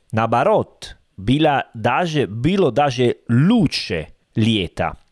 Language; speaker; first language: Russian; non-native, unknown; Italian